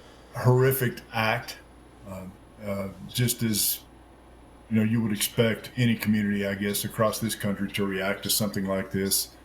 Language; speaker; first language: English; native; English